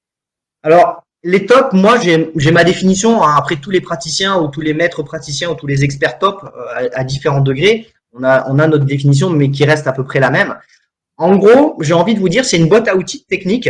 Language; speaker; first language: French; native; French